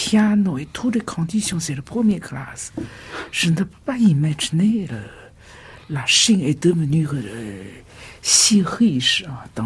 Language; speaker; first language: French; non-native, fluent; Chinese